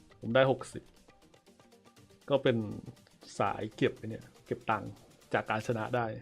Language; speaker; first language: Thai; native; Thai